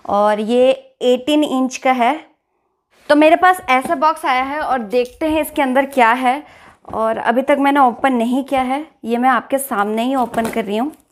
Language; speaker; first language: Hindi; native; Hindi